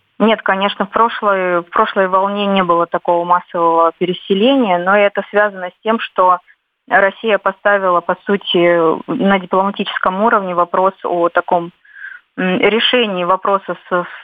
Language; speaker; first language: Russian; native; Russian